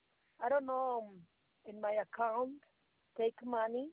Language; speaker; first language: English; non-native, learner; Spanish